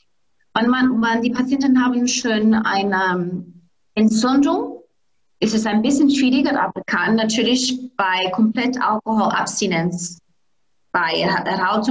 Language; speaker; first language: German; non-native, fluent; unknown